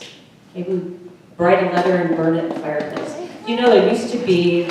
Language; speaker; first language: English; native; English